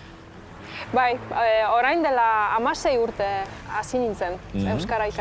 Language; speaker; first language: Basque; non-native, fluent; Polish